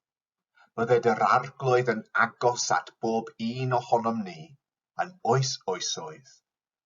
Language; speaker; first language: Welsh; non-native, fluent; English